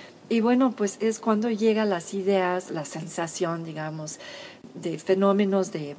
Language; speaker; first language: Spanish; non-native, fluent; English